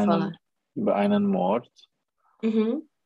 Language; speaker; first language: German; non-native, learner; Czech